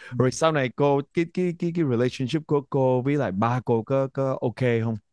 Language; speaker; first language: Vietnamese; early bilingual, heritage; Vietnamese